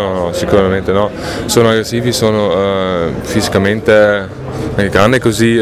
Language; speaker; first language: Italian; non-native, local second language; German